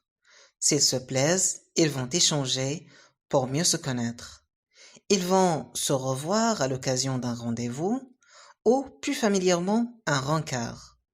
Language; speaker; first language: French; non-native, local second language; Arabic